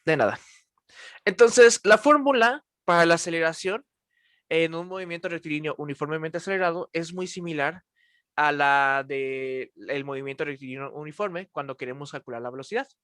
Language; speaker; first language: Spanish; native; Spanish